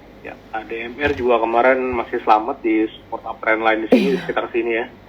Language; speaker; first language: Indonesian; native; Indonesian